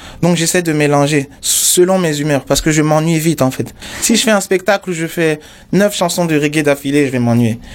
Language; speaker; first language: French; non-native, local second language; Mossi